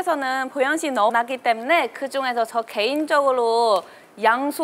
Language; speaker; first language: Korean; non-native, fluent; Chinese